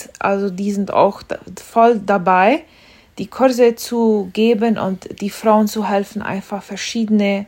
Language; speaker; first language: German; non-native, fluent; Spanish